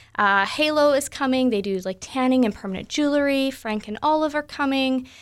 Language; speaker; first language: English; native; English